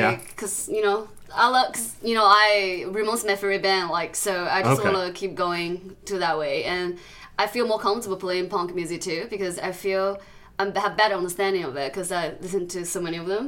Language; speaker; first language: English; non-native, learner; Chinese